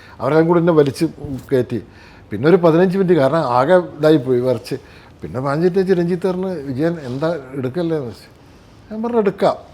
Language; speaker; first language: Malayalam; native; Malayalam